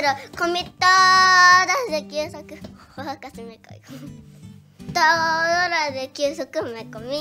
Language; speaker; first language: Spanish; early bilingual, heritage; Spanish